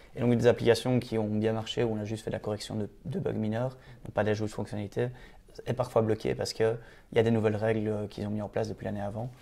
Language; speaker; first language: French; native; French